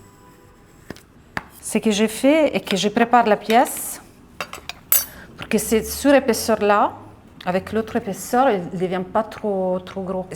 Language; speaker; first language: French; non-native, fluent; Italian